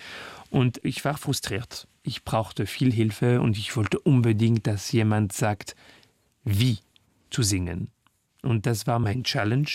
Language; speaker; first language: German; non-native, learner; French